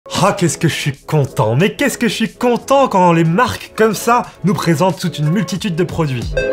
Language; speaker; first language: French; native; French